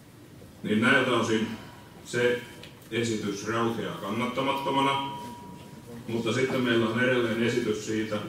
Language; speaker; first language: Finnish; native; Finnish